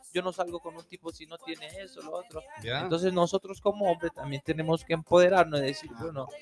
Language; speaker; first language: Spanish; native; Spanish